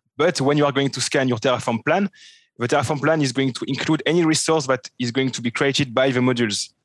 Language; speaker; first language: English; non-native, fluent; French